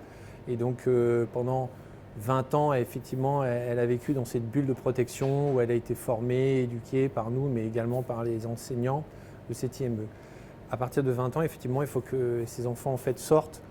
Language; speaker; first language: French; native; French